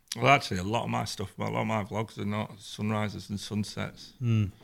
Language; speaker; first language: English; native; English